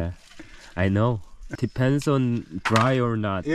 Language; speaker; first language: English; non-native, learner; Korean